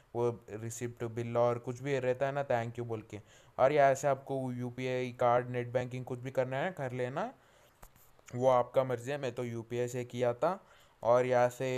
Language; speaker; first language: Hindi; non-native, local second language; Telugu